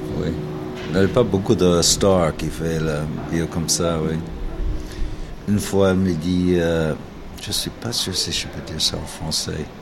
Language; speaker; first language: French; non-native, learner; English